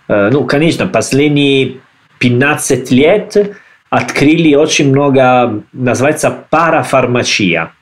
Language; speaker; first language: Russian; non-native, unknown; Italian